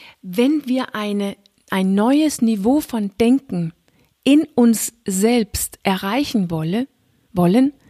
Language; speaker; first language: German; non-native, fluent; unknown